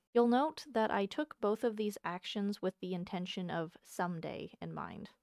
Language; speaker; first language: English; native; English